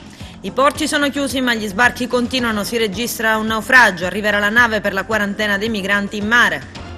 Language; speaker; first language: Italian; native; Italian